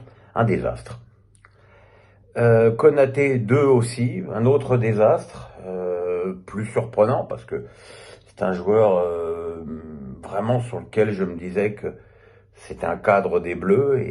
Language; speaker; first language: French; native; French